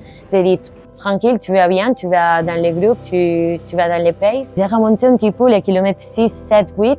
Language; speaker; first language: French; non-native, learner; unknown